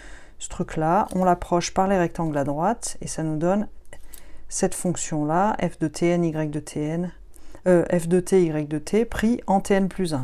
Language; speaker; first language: French; native; French